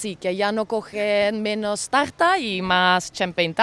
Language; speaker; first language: Spanish; non-native, fluent; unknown